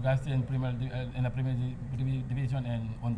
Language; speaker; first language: Spanish; non-native, fluent; Haitian Creole